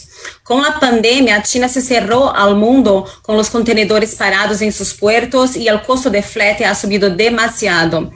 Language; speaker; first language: Spanish; non-native, fluent; Portuguese